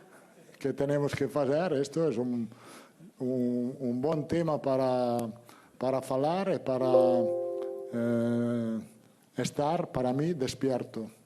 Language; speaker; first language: Portuguese; non-native, learner; Italian